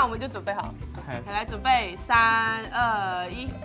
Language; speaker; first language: Chinese; native; Chinese